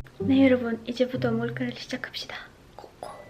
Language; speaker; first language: Korean; non-native, learner; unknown